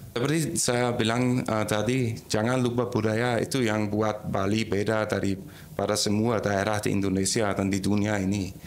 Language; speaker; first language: Indonesian; non-native, fluent; German